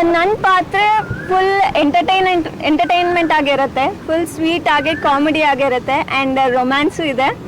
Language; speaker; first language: Kannada; non-native, local second language; Telugu